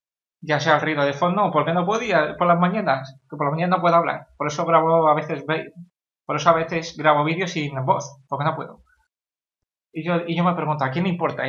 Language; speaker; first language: Spanish; native; Spanish